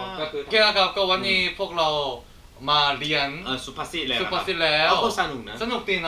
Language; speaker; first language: Thai; non-native, learner; Korean